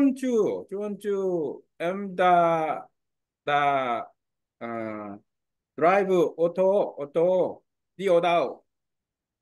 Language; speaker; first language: Vietnamese; non-native, learner; Korean